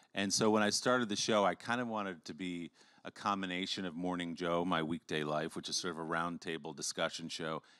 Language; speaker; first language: English; native; English